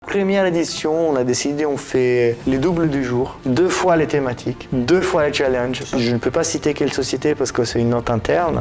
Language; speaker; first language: French; non-native, fluent; Italian